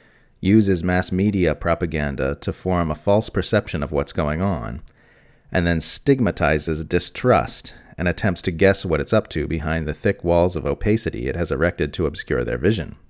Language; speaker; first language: English; native; English